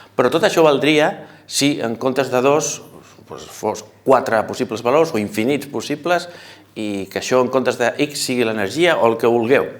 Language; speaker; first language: Catalan; non-native, local second language; Spanish